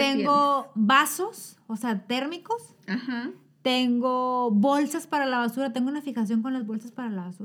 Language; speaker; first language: Spanish; native; Spanish